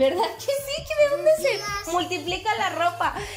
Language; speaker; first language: Spanish; native; Spanish